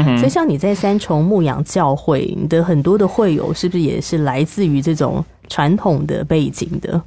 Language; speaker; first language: Chinese; native; Chinese